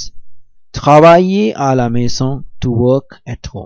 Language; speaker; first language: French; non-native, fluent; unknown